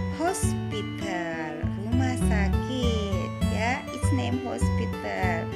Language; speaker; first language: English; non-native, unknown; Indonesian